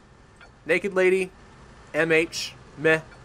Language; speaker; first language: English; native; English